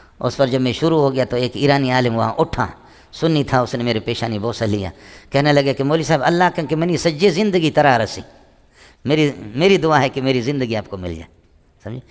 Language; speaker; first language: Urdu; non-native, local second language; Brahui